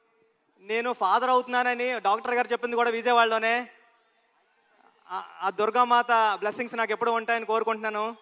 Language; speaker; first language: Telugu; native; Telugu